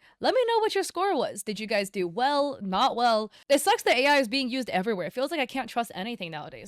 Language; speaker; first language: English; native; English